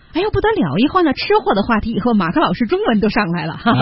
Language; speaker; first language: Chinese; native; Chinese